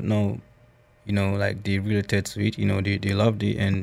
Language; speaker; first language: English; non-native, local second language; Esan